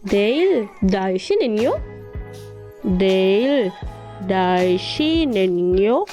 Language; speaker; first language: Korean; non-native, fluent; Hindi